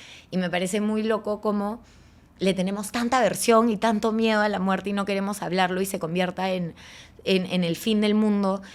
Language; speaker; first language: Spanish; native; Spanish